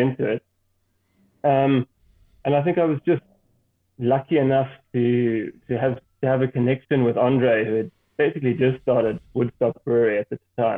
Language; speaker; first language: English; native; English